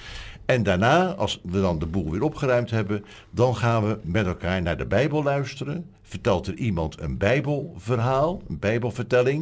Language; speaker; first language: Dutch; native; Dutch